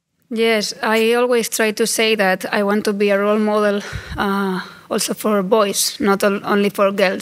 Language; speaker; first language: English; non-native, learner; Spanish